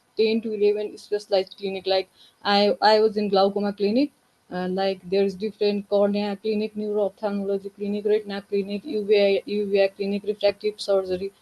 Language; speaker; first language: English; non-native, local second language; Nepali